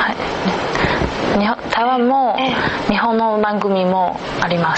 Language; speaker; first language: Japanese; non-native, learner; Chinese